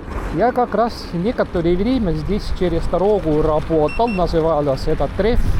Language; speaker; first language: Russian; non-native, local second language; Estonian